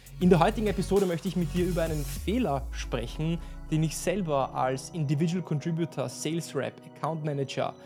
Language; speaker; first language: German; native; German